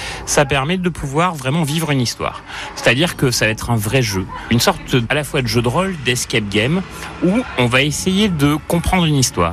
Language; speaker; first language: French; native; French